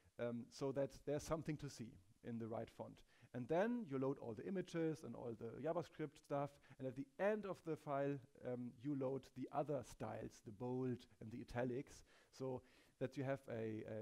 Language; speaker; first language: English; non-native, fluent; German